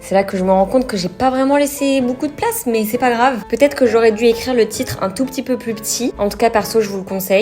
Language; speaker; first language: French; native; French